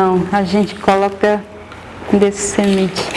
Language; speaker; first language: Portuguese; non-native, local second language; Guarani